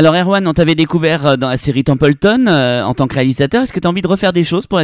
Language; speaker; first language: French; native; French